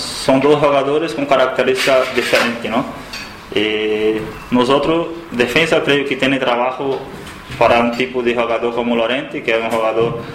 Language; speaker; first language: Spanish; non-native, learner; Portuguese